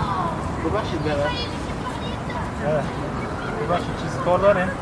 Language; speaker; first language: Persian; native; Persian